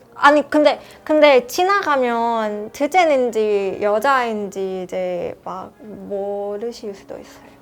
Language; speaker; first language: Korean; non-native, fluent; Thai